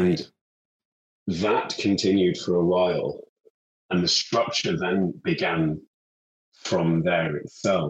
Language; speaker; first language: English; native; English